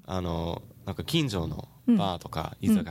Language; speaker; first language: Japanese; non-native, learner; English